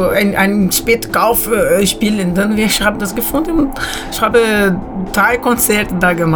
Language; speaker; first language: German; non-native, learner; Portuguese